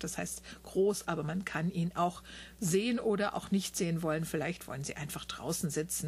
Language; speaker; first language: German; native; German